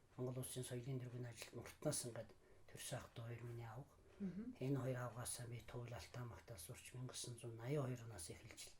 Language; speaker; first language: Mongolian; native; Mongolian